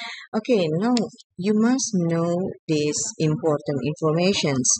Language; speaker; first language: English; non-native, fluent; Indonesian